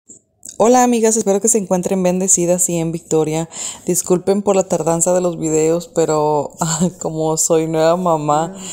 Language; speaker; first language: Spanish; native; Spanish